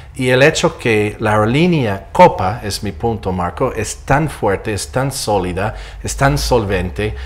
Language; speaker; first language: Spanish; non-native, fluent; English